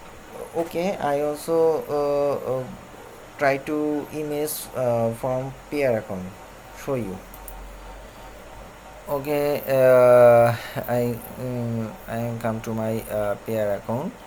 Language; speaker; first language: English; non-native, learner; Bangla